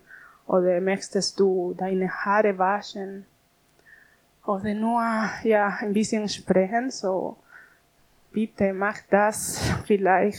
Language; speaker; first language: German; non-native, learner; Spanish